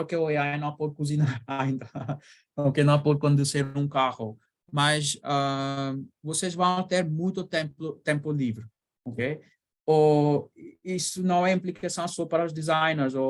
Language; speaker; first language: Portuguese; non-native, learner; Bangla